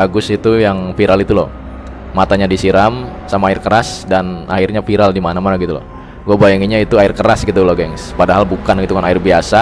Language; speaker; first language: Indonesian; native; Indonesian